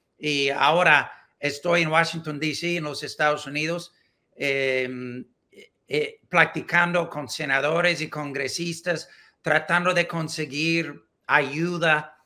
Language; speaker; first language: Spanish; non-native, learner; English